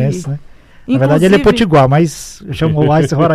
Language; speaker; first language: Portuguese; native; Portuguese